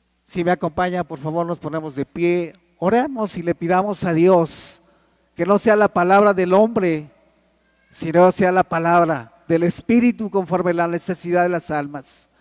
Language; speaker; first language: Spanish; native; Spanish